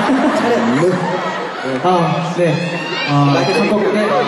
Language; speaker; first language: Japanese; non-native, learner; Korean